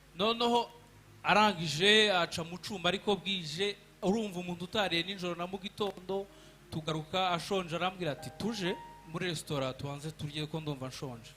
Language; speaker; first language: Kinyarwanda; native; Kinyarwanda